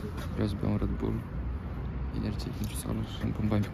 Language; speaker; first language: Romanian; native; Romanian